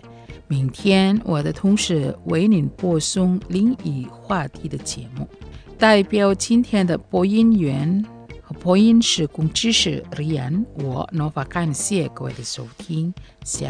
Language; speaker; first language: Chinese; non-native, fluent; Indonesian